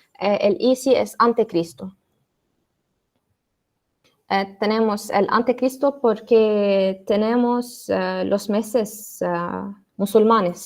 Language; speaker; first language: Spanish; non-native, learner; Arabic